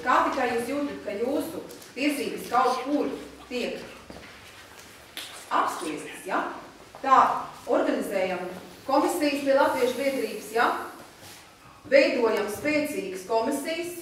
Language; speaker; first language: Latvian; native; Latvian